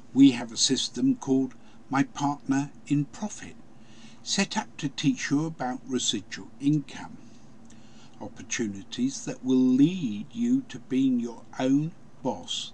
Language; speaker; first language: English; native; English